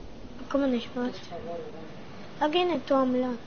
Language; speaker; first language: German; non-native, learner; Portuguese